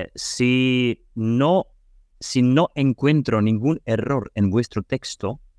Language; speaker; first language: Spanish; non-native, fluent; Ukrainian